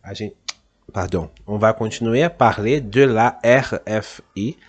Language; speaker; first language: French; non-native, fluent; Portuguese